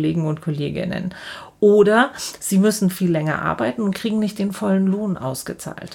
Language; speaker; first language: German; native; German